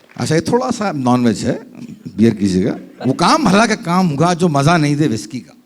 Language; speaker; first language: Hindi; native; Hindi